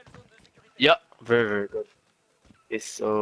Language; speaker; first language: English; non-native, fluent; Hebrew